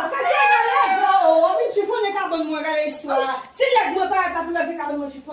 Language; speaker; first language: Portuguese; non-native, learner; Haitian Creole